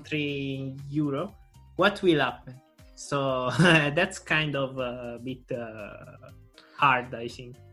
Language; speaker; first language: English; non-native, learner; Italian